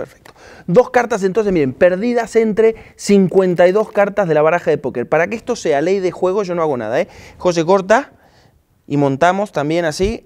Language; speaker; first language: Spanish; native; Spanish